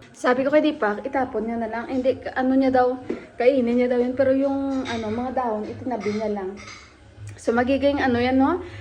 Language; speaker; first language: Filipino; native; Filipino